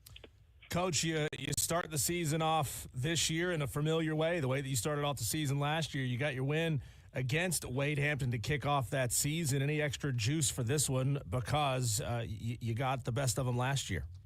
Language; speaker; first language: English; native; English